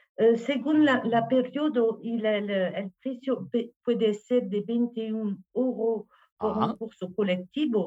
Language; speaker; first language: Spanish; non-native, learner; French